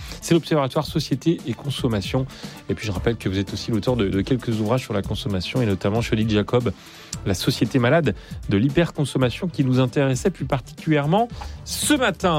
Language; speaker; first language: French; native; French